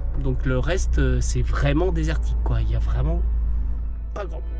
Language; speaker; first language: French; native; French